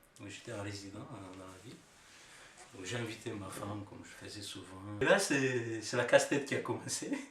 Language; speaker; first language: French; non-native, fluent; Romanian